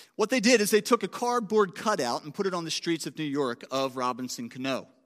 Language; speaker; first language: English; native; English